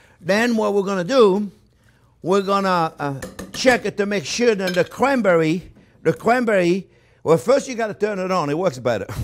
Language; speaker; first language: English; non-native, fluent; French